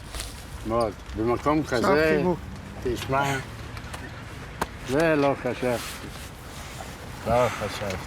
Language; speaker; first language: Hebrew; non-native, fluent; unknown